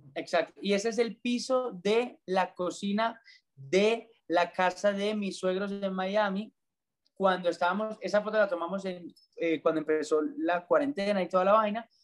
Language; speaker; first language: Spanish; native; Spanish